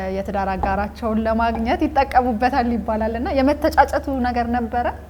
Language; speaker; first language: Amharic; native; Amharic